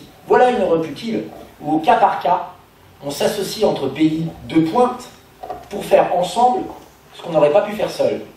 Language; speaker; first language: French; native; French